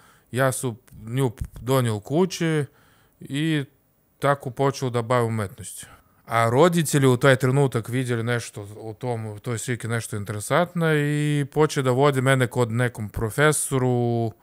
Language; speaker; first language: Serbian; non-native, learner; Russian